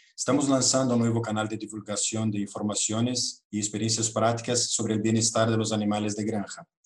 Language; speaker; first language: Spanish; non-native, fluent; Portuguese